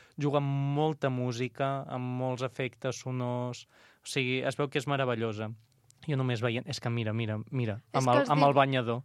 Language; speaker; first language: Catalan; non-native, local second language; Spanish